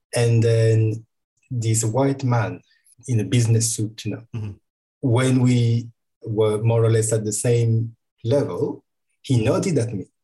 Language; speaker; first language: English; non-native, fluent; French